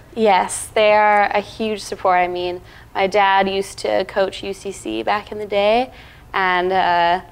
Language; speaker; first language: English; native; English